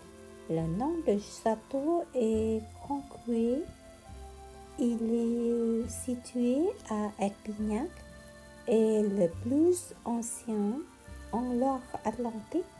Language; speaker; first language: French; non-native, learner; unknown